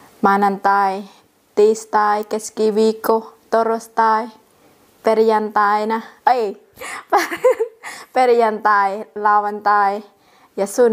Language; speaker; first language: Finnish; non-native, learner; Thai